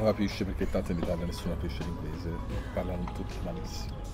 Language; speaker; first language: Italian; native; Italian